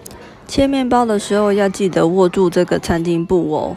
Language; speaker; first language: Chinese; native; Chinese